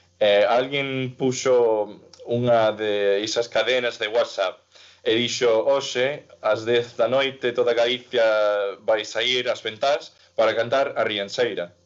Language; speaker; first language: Galician; non-native, fluent; English